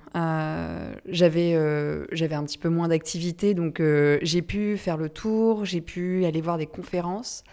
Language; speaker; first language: French; native; French